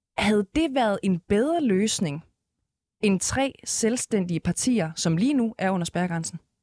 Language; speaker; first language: Danish; native; Danish